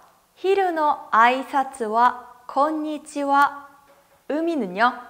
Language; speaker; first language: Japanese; non-native, fluent; Korean